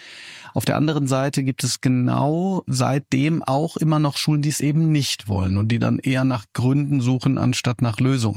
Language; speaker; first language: German; native; German